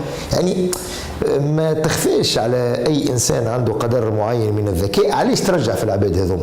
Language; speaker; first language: Arabic; native; Arabic